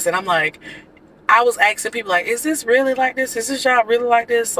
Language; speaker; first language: English; native; English